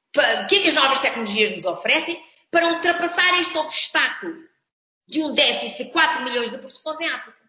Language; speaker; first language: Portuguese; non-native, local second language; Kabuverdianu